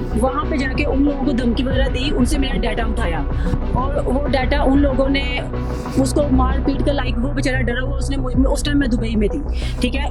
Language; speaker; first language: Urdu; native; Urdu